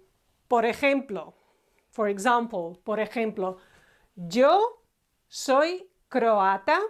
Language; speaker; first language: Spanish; non-native, fluent; Croatian